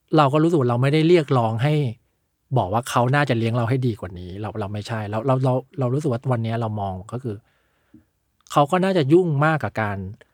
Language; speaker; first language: Thai; early bilingual, other home language; Chinese